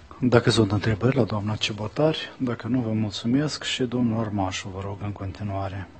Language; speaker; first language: Romanian; native; Romanian